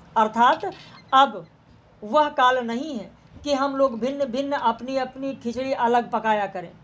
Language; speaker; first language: Hindi; native; Hindi